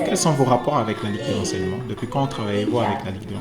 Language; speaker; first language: French; native; French